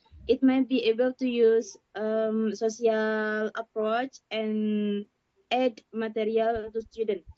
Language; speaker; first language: English; non-native, learner; Indonesian